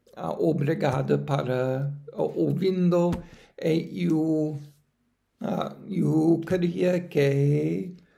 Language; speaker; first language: Portuguese; non-native, learner; English